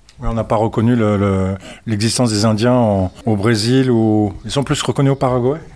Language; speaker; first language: French; native; French